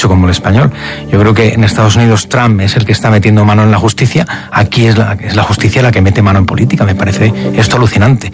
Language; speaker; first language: Spanish; native; Spanish